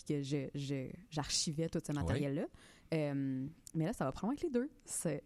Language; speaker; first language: French; native; French